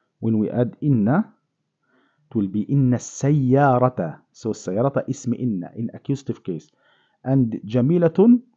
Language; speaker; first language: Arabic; non-native, fluent; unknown